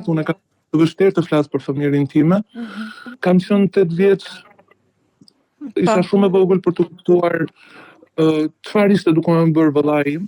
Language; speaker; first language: Albanian; native; Albanian